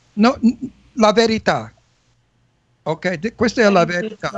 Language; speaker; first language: Italian; early bilingual, heritage; English